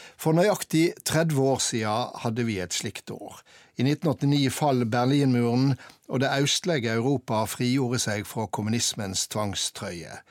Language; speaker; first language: Norwegian; native; Norwegian